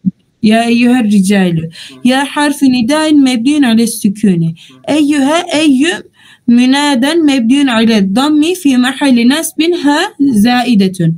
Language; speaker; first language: Arabic; non-native, fluent; Turkish